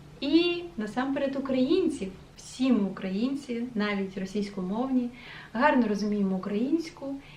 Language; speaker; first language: Ukrainian; non-native, local second language; Russian